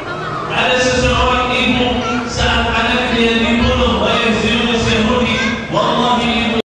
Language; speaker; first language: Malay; non-native, fluent; Arabic